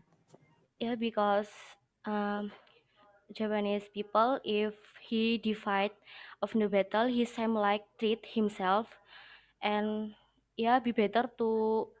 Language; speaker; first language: English; non-native, learner; Indonesian